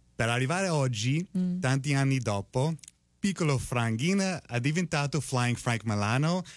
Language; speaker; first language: Italian; early bilingual, other home language; English